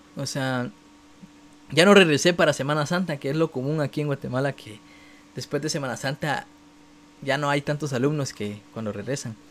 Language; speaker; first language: Spanish; native; Spanish